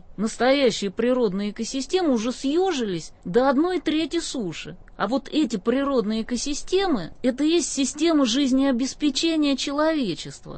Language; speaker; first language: Russian; native; Russian